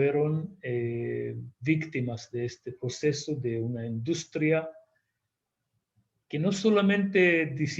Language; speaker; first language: Spanish; non-native, fluent; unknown